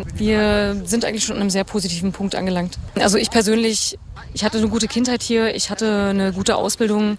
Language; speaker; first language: German; native; German